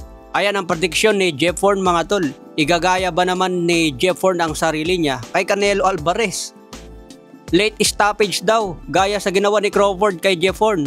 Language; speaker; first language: Filipino; native; Filipino